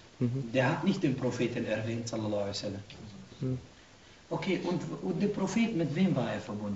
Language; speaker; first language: German; non-native, fluent; Arabic